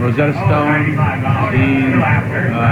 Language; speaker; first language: Spanish; non-native, learner; English